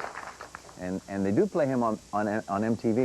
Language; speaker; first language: English; native; English